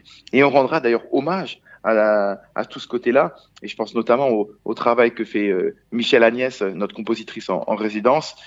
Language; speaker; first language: French; native; French